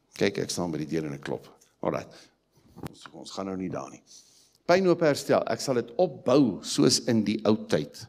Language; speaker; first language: Afrikaans; native; Afrikaans